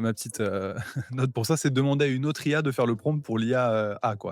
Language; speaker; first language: French; native; French